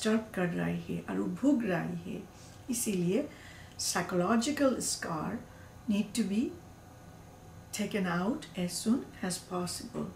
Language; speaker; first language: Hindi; non-native, learner; Bangla